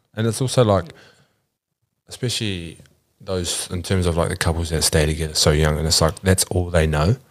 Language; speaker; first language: English; native; English